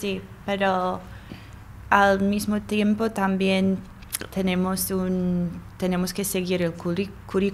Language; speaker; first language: Spanish; non-native, fluent; English